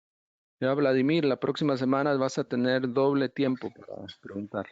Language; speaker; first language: Spanish; native; Spanish